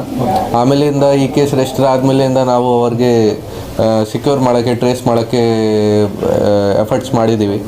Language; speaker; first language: Kannada; non-native, fluent; Hindi